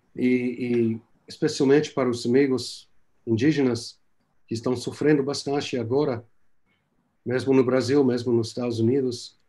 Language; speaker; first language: Portuguese; non-native, fluent; English